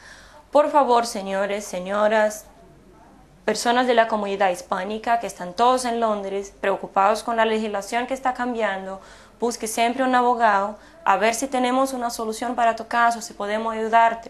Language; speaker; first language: Spanish; non-native, fluent; Portuguese